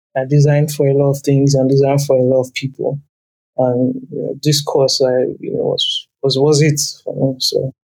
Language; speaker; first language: English; non-native, local second language; Yoruba